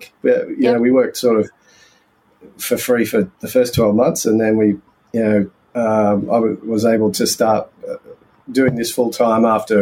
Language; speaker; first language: English; native; English